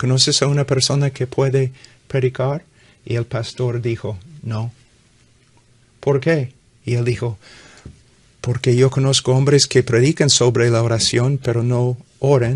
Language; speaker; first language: Spanish; non-native, fluent; English